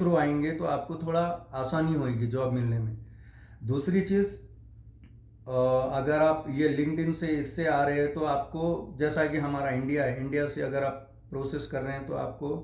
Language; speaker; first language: Hindi; native; Hindi